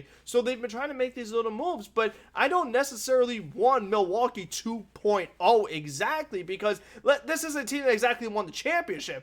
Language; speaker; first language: English; native; English